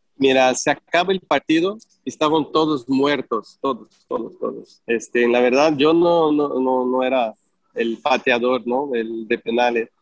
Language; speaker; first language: Spanish; non-native, fluent; Portuguese